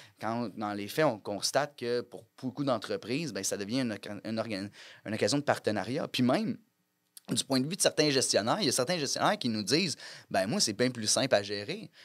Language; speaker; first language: French; native; French